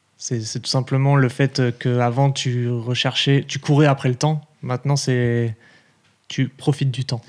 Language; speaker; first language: French; native; French